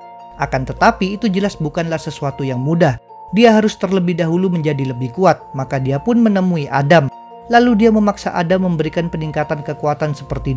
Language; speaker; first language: Indonesian; native; Indonesian